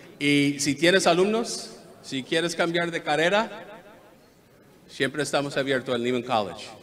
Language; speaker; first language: Spanish; early bilingual, heritage; English